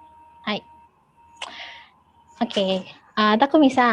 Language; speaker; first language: Japanese; non-native, learner; Indonesian